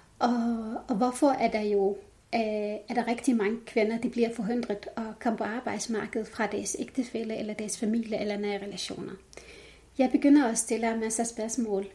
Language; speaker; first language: Danish; non-native, fluent; Arabic